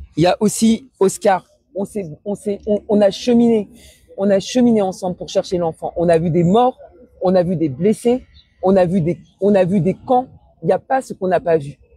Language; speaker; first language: French; early bilingual, other home language; Wolof